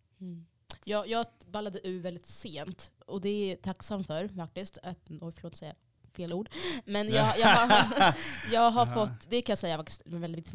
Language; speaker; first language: Swedish; early bilingual, other home language; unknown